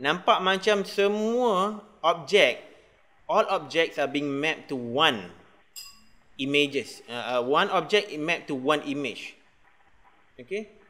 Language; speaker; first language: English; non-native, local second language; Malay